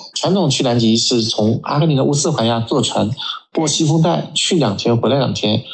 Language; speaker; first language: Chinese; native; Chinese